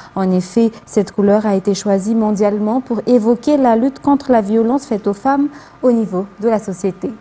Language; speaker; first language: French; non-native, local second language; Malagasy